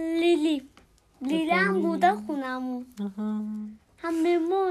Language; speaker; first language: Persian; early bilingual, heritage; Persian